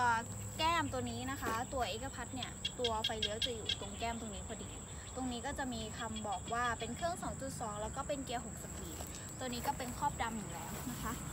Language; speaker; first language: Thai; native; Thai